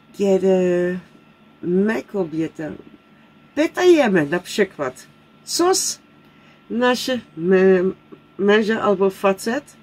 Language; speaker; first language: Polish; non-native, learner; Dutch